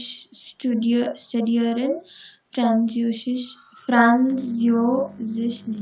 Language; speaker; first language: German; non-native, learner; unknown